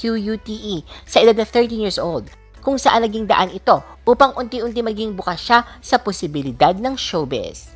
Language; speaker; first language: Filipino; native; Filipino